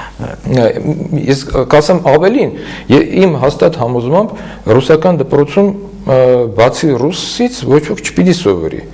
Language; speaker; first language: Armenian; native; Armenian